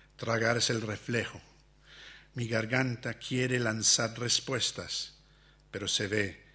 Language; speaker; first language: Spanish; early bilingual, heritage; Spanish